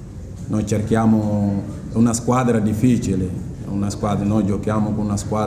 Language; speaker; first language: Italian; non-native, learner; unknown